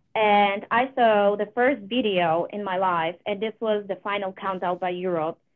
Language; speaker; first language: English; non-native, fluent; Polish